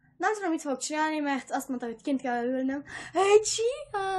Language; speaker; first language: Hungarian; early bilingual, heritage; Hungarian